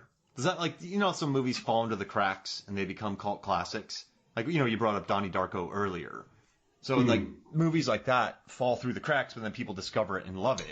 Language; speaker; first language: English; native; English